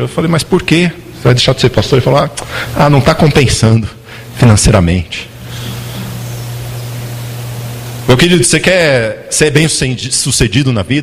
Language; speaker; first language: Portuguese; native; Portuguese